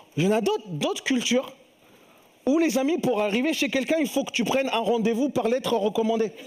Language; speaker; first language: French; early bilingual, other home language; Spanish